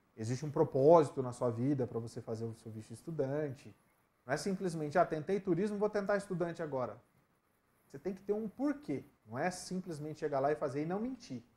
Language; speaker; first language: Portuguese; native; Portuguese